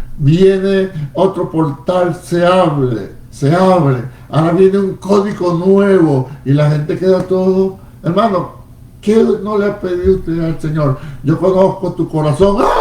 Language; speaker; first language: Spanish; native; Spanish